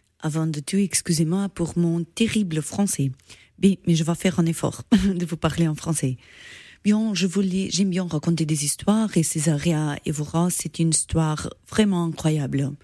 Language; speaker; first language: French; non-native, learner; Portuguese